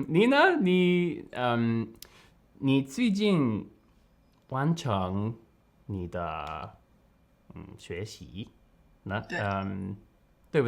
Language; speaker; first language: Chinese; non-native, learner; English